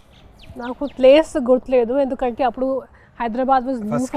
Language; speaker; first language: Telugu; non-native, local second language; Hindi